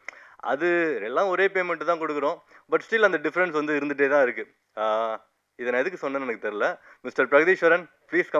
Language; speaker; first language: Tamil; native; Tamil